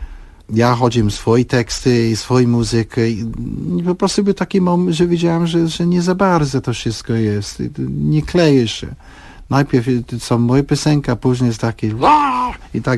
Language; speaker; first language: Polish; non-native, fluent; English